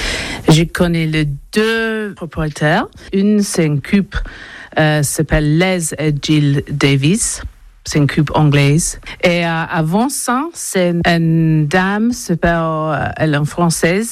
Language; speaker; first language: French; non-native, learner; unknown